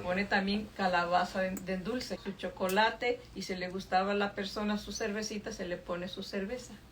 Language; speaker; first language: Spanish; native; Spanish